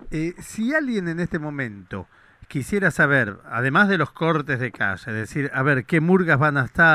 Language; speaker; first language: Spanish; native; Spanish